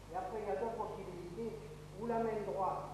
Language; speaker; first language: French; native; French